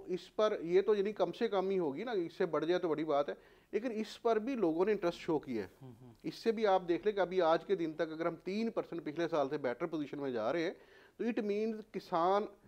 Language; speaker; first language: Urdu; non-native, local second language; Punjabi